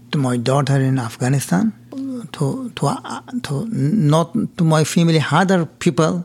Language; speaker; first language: English; non-native, learner; Persian